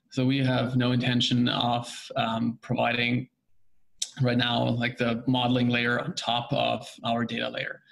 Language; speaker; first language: English; non-native, fluent; German